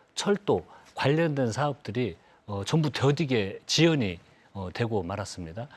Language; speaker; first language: Korean; native; Korean